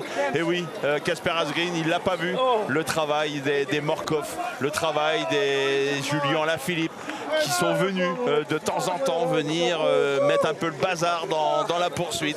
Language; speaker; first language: French; native; French